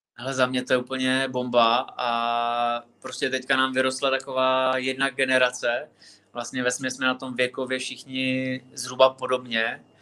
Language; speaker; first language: Czech; native; Czech